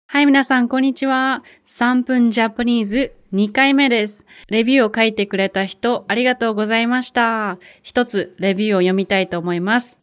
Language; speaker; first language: Japanese; native; Japanese